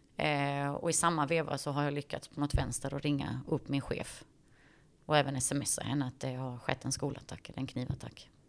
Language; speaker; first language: Swedish; early bilingual, other home language; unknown